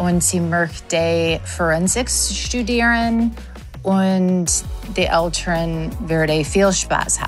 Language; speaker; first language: German; non-native, learner; English